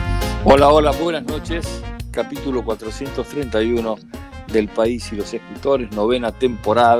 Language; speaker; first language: Spanish; native; Spanish